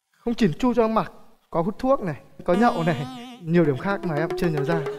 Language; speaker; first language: Vietnamese; native; Vietnamese